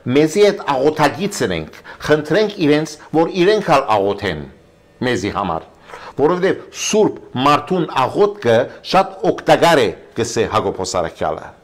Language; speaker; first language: Armenian; early bilingual, heritage; Armenian